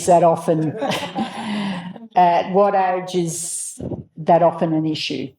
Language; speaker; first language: English; native; English